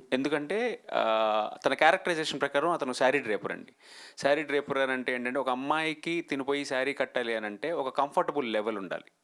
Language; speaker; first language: Telugu; native; Telugu